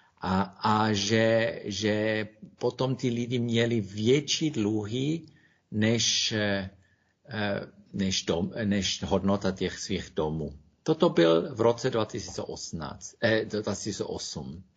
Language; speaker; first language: Czech; non-native, fluent; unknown